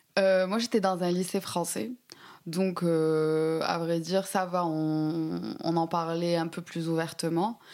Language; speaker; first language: French; non-native, local second language; Arabic